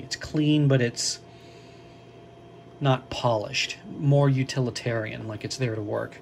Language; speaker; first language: English; native; English